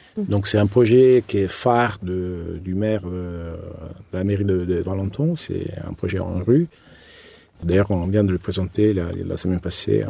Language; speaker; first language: French; non-native, fluent; Italian